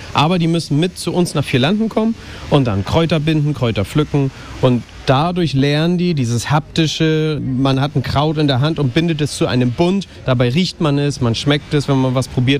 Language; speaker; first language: German; native; German